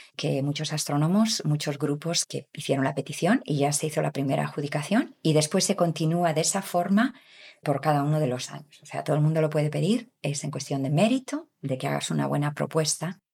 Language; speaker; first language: Spanish; native; Spanish